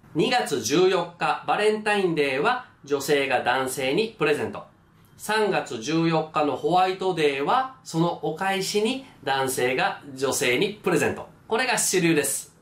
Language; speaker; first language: Japanese; native; Japanese